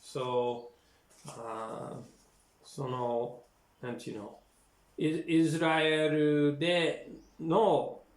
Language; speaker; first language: Japanese; non-native, learner; English